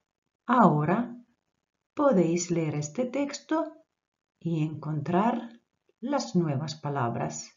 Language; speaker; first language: Spanish; non-native, fluent; Croatian